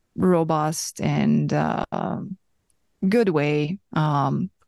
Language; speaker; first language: English; non-native, fluent; Hungarian